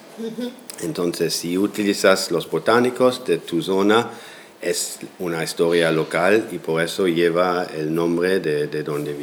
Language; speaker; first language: Spanish; non-native, fluent; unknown